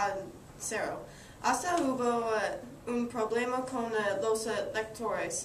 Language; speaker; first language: Spanish; non-native, learner; English